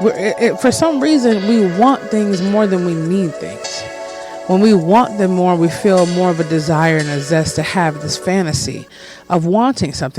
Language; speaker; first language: English; native; English